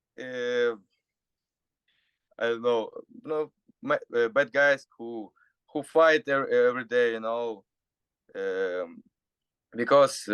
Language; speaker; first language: English; non-native, learner; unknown